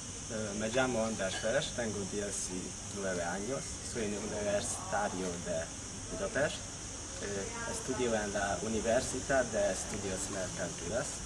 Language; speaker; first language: Spanish; non-native, learner; Hungarian